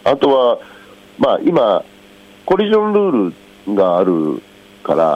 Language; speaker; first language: Japanese; native; Japanese